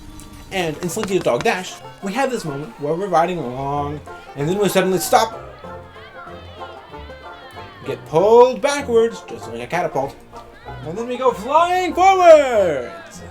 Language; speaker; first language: English; native; English